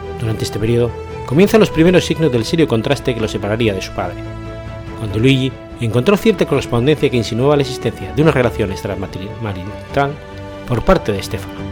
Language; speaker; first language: Spanish; native; Spanish